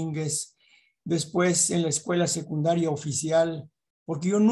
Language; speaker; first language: Spanish; native; Spanish